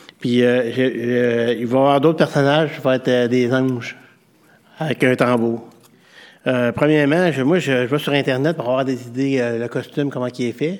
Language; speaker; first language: French; native; French